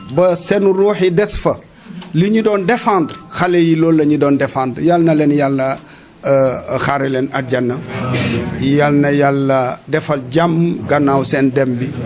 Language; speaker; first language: Wolof; non-native, local second language; Jola-Fonyi